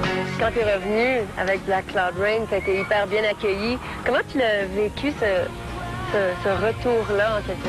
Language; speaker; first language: French; native; French